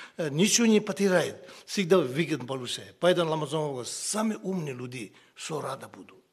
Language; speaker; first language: Russian; non-native, learner; Tibetan